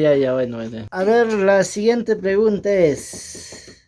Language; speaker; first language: Spanish; native; Spanish